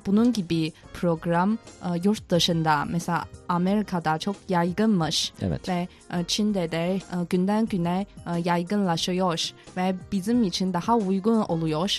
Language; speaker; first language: Turkish; non-native, fluent; Chinese